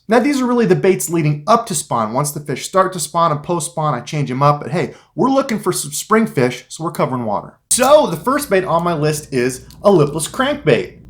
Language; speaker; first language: English; native; English